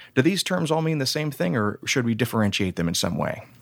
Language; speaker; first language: English; native; English